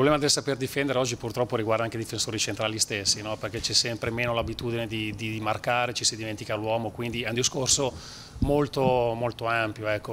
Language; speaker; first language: Italian; native; Italian